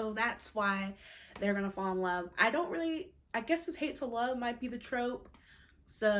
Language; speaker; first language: English; native; English